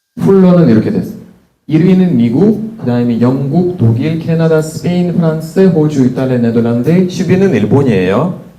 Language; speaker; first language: Korean; non-native, fluent; Russian